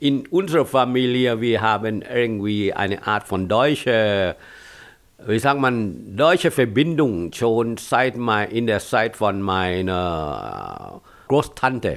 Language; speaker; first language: German; non-native, fluent; Thai